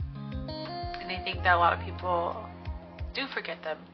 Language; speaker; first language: English; native; English